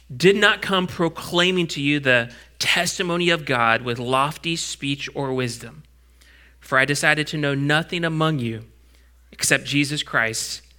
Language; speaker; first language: English; native; English